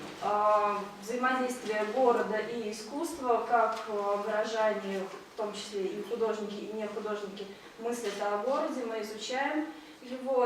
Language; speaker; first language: Russian; native; Russian